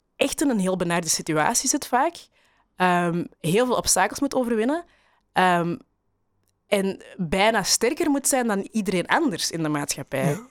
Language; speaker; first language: Dutch; native; Dutch